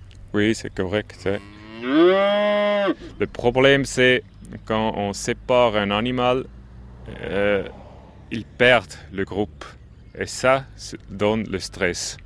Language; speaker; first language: French; non-native, local second language; German